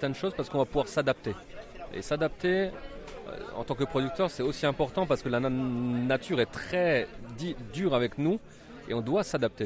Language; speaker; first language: French; native; French